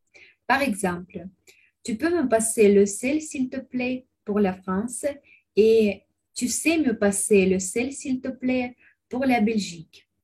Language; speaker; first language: French; non-native, fluent; Russian